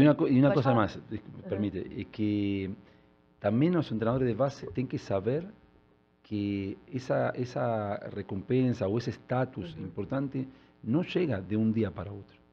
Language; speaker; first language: Portuguese; non-native, learner; Spanish